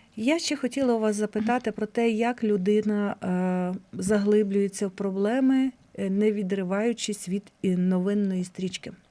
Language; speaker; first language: Ukrainian; native; Ukrainian